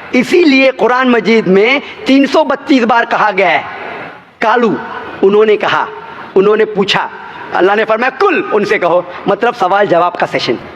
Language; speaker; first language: Hindi; non-native, local second language; Konkani